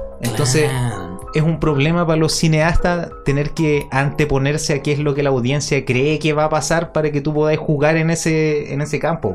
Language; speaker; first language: Spanish; native; Spanish